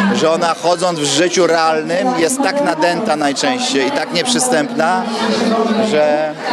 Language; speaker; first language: Polish; native; Polish